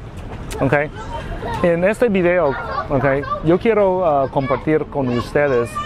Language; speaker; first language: Spanish; non-native, learner; Vietnamese